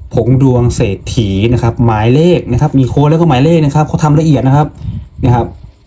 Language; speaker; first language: Thai; non-native, local second language; Lao